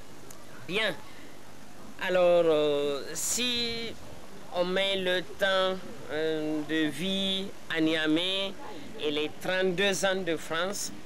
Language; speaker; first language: French; non-native, local second language; Hausa